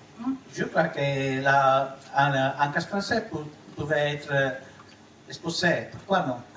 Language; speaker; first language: French; non-native, learner; Italian